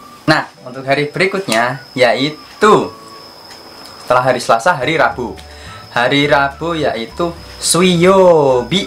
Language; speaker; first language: Indonesian; native; Indonesian